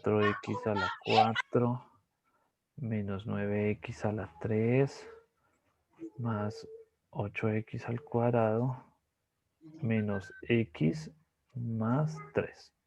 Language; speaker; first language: Spanish; native; Spanish